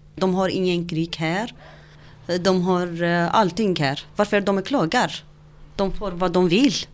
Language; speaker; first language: Swedish; non-native, learner; Arabic